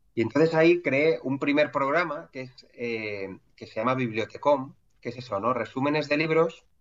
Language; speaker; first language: Spanish; native; Spanish